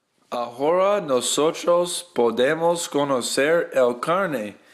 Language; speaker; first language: Spanish; non-native, learner; English